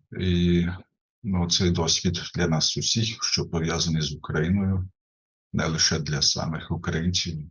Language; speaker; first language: Ukrainian; non-native, fluent; German